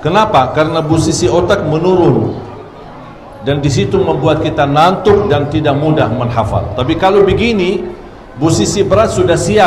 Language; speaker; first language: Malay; non-native, fluent; Arabic